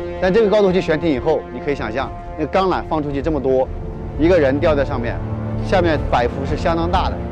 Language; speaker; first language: Chinese; native; Chinese